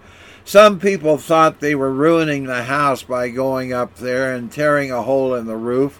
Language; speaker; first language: English; native; English